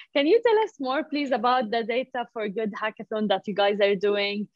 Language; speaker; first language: English; non-native, fluent; Persian